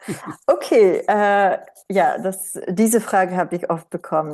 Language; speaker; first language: German; non-native, fluent; Romanian